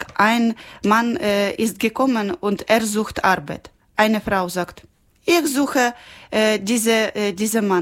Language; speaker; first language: German; non-native, learner; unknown